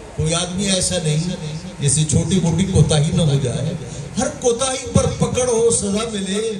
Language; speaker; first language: Urdu; non-native, local second language; Sindhi